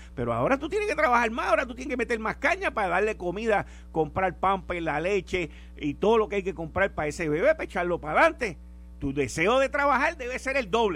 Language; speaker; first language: Spanish; native; Spanish